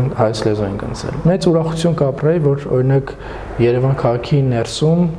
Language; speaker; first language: Armenian; non-native, local second language; Kurdish